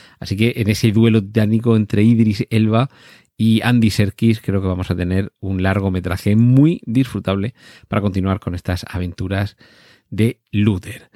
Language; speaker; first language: Spanish; native; Spanish